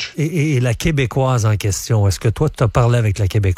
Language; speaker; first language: French; native; French